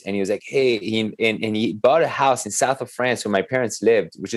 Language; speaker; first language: English; non-native, fluent; French